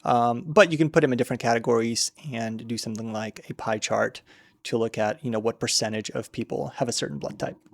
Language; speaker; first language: English; native; English